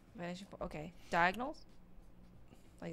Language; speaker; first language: English; native; English